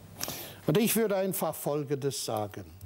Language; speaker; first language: German; non-native, fluent; English